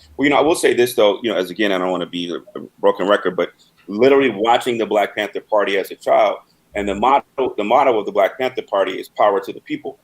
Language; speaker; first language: English; native; English